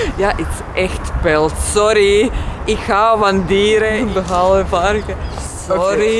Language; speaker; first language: Dutch; non-native, learner; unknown